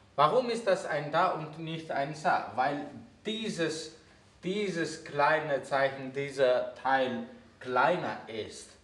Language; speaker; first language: German; non-native, fluent; Greek